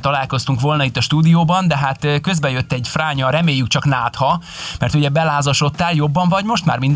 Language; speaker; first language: Hungarian; native; Hungarian